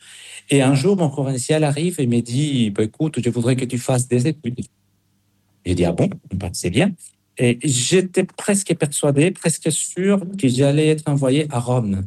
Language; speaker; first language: French; non-native, fluent; Spanish